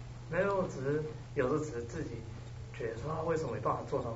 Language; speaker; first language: Chinese; early bilingual, other home language; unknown